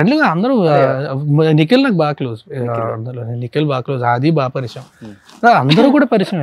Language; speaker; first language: Telugu; native; Telugu